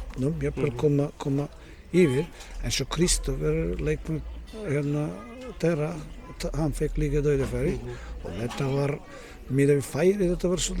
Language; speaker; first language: Icelandic; non-native, learner; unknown